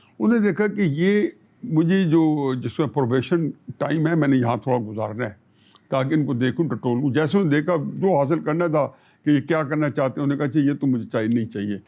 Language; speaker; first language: Urdu; non-native, local second language; Punjabi